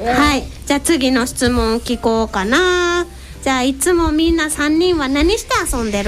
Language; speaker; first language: Japanese; native; Japanese